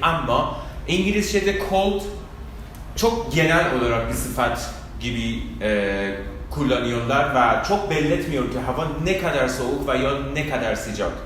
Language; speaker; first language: Turkish; non-native, fluent; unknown